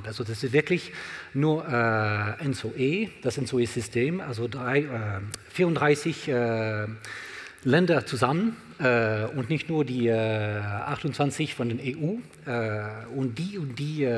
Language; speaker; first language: German; non-native, learner; French